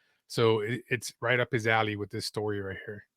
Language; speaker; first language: English; native; English